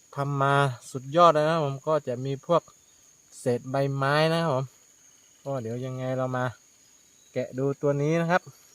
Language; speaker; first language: Thai; native; Thai